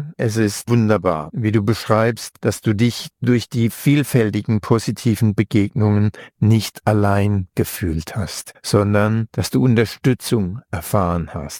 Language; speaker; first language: German; native; German